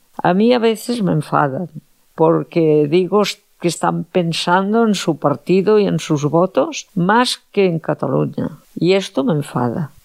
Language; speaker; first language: Spanish; non-native, local second language; Catalan